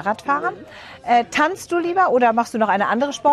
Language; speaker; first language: German; native; German